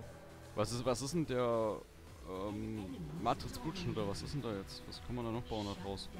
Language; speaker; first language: German; native; German